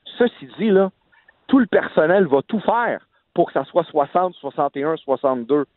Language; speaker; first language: French; native; French